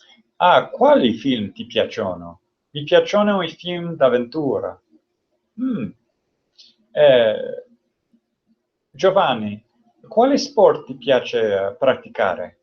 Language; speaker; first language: Italian; non-native, learner; English